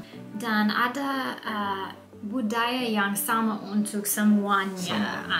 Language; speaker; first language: Indonesian; non-native, learner; English